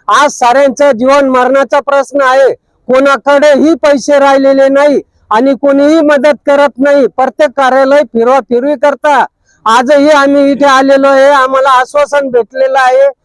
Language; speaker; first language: Marathi; native; Marathi